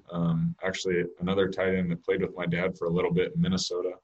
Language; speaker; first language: English; native; English